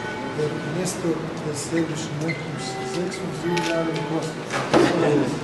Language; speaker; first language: German; non-native, learner; Serbian